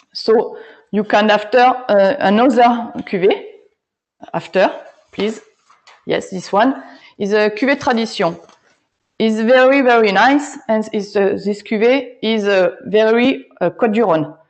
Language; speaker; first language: English; non-native, learner; French